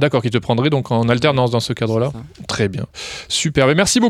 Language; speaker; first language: French; native; French